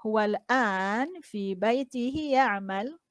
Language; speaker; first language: Arabic; non-native, fluent; Malay